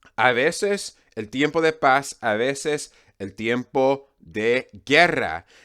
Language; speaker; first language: Spanish; non-native, fluent; English